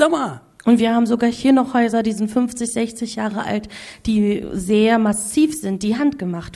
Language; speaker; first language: German; native; German